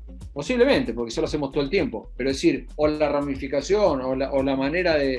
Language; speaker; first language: Spanish; native; Spanish